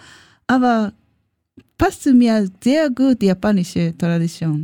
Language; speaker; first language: German; non-native, learner; Japanese